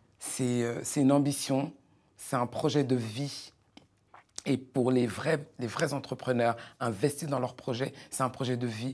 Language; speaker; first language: French; native; French